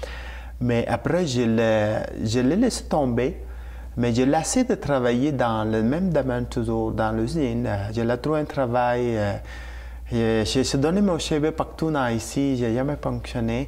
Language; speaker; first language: French; non-native, learner; Tamil